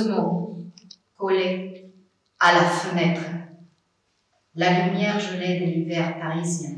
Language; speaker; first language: French; non-native, fluent; Spanish